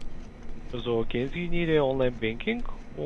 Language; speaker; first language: German; non-native, learner; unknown